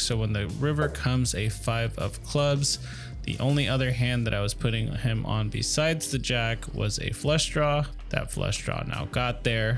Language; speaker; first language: English; native; English